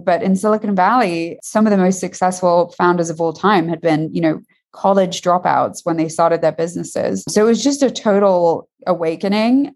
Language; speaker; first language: English; native; English